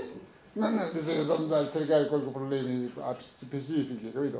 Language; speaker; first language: Italian; non-native, learner; Tibetan